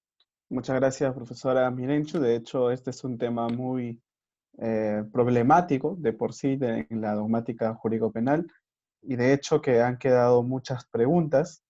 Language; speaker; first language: Spanish; native; Spanish